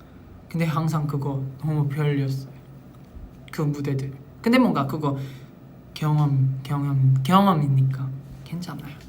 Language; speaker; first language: Korean; non-native, local second language; Filipino